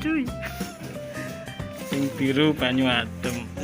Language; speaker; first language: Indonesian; non-native, local second language; Javanese